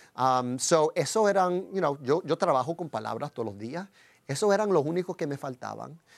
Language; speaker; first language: Spanish; early bilingual, heritage; Spanish